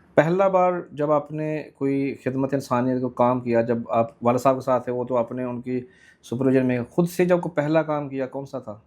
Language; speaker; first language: Urdu; native; Urdu